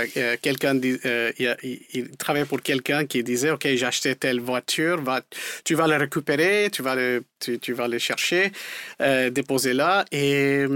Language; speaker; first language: French; non-native, fluent; Spanish